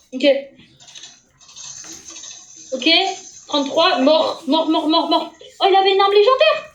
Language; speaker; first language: French; native; French